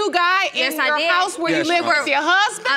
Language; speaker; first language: English; native; English